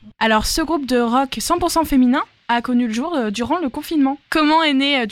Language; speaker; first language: French; native; French